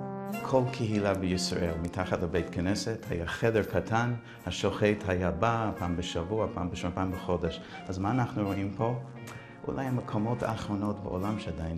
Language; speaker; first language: Hebrew; non-native, fluent; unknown